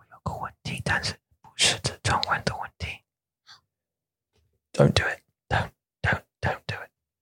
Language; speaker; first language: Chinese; non-native, learner; English